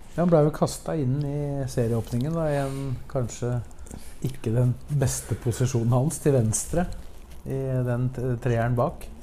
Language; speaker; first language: Norwegian; native; Norwegian